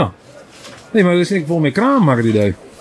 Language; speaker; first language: Dutch; non-native, local second language; Western Frisian